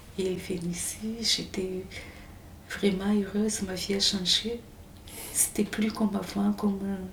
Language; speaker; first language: French; non-native, local second language; Malagasy